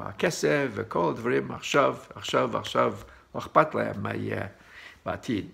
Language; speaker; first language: Hebrew; non-native, fluent; English